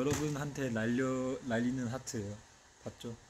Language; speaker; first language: Korean; non-native, fluent; Chinese